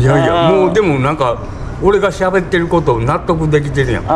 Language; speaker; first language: Japanese; native; Japanese